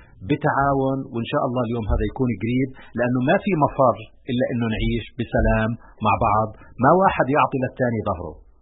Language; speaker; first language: Arabic; native; Arabic